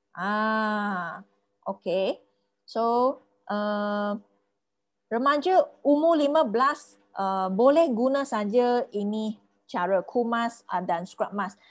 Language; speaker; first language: Malay; non-native, local second language; Chinese